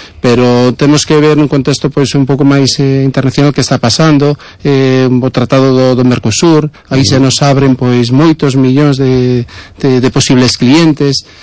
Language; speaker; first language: Galician; native; Galician